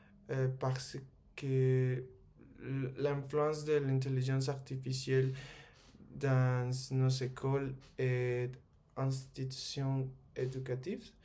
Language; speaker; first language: French; non-native, learner; Spanish